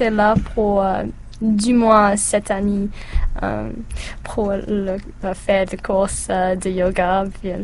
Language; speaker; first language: French; non-native, learner; English